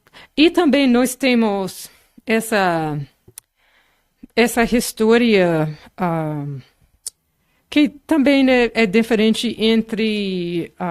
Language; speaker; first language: Portuguese; non-native, fluent; English